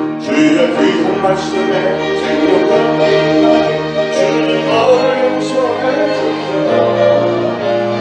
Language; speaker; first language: Korean; native; Korean